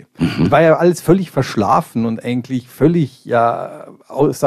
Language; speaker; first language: German; native; German